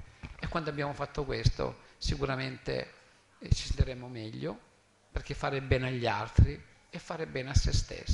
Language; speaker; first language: Italian; native; Italian